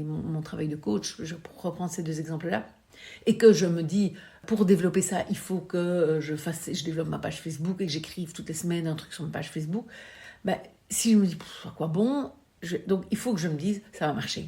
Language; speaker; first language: French; native; French